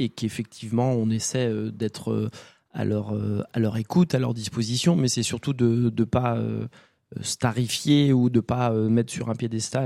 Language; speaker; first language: French; native; French